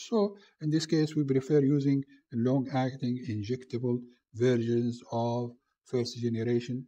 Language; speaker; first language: English; non-native, fluent; Arabic